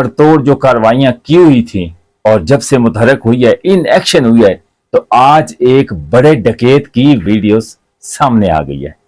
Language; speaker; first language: Urdu; non-native, local second language; Punjabi